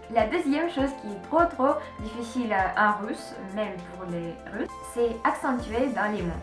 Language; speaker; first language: French; non-native, learner; Russian